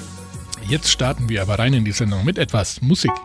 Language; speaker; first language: German; native; German